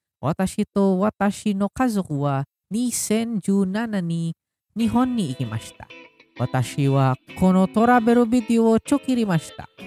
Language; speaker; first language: Japanese; non-native, learner; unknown